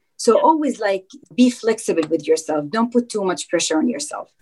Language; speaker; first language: English; non-native, fluent; Arabic